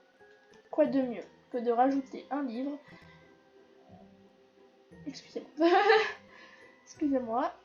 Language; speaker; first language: French; native; French